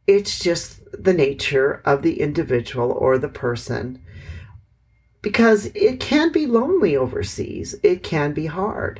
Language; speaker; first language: English; native; English